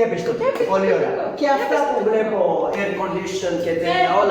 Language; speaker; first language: Greek; non-native, learner; Urdu